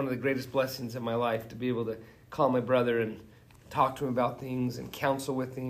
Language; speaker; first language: English; native; English